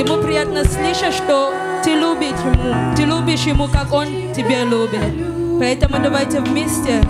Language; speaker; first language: Russian; non-native, fluent; English